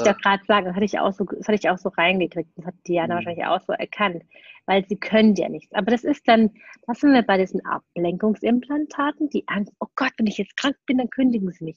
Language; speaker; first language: German; native; German